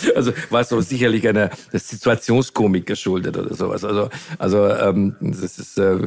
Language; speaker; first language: German; non-native, fluent; Hungarian